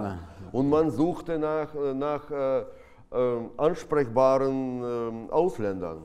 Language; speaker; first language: German; non-native, fluent; Russian